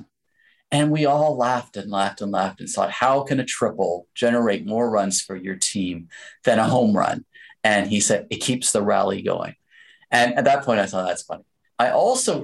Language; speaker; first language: English; native; English